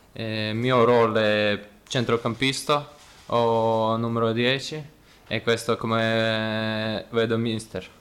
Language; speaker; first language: Italian; non-native, learner; Ukrainian